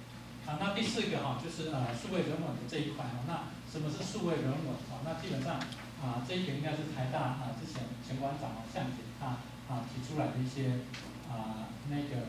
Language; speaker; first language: Chinese; native; Chinese